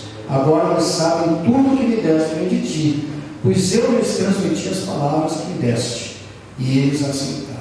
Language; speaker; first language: Portuguese; native; Portuguese